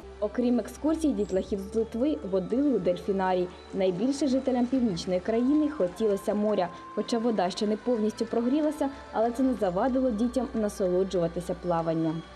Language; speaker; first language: Ukrainian; native; Ukrainian